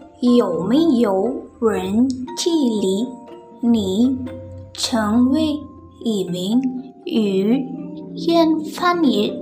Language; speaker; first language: Chinese; non-native, learner; Indonesian